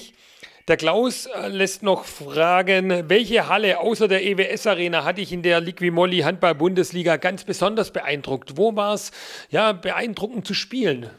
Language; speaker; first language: German; native; German